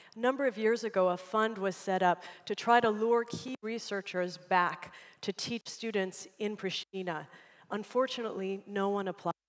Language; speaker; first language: English; native; English